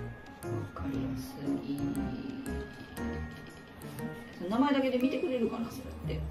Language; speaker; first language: Japanese; native; Japanese